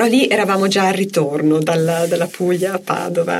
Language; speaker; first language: Italian; native; Italian